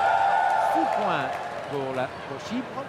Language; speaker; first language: French; non-native, fluent; Turkish